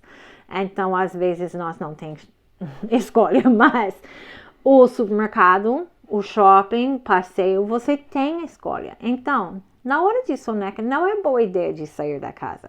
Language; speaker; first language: Portuguese; non-native, fluent; English